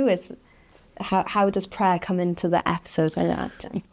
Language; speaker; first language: English; native; English